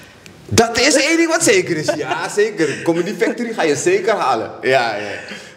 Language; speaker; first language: Dutch; native; Dutch